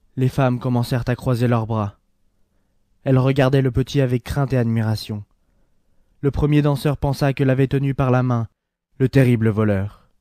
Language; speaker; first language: French; native; French